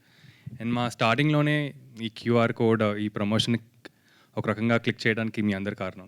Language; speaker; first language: Telugu; native; Telugu